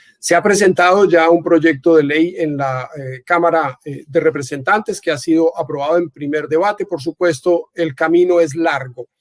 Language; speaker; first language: Spanish; native; Spanish